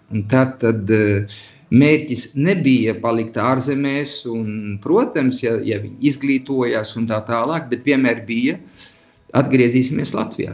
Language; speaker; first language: Latvian; early bilingual, heritage; Latvian